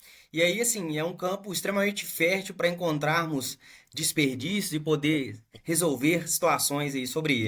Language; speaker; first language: Portuguese; native; Portuguese